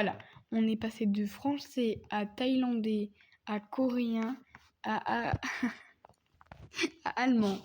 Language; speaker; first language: French; native; French